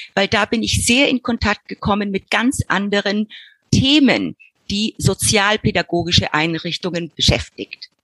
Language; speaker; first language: German; early bilingual, heritage; Spanish